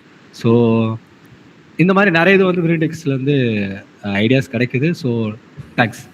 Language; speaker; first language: Tamil; native; Tamil